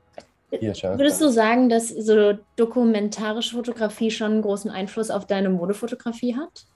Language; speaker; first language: German; native; German